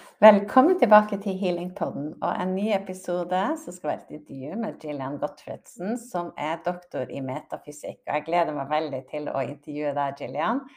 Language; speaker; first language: Norwegian; native; Norwegian